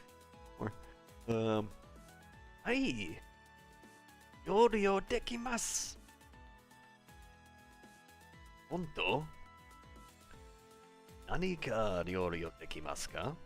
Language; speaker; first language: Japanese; non-native, learner; English